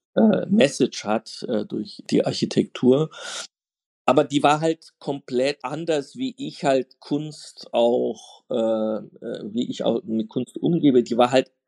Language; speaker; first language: German; native; German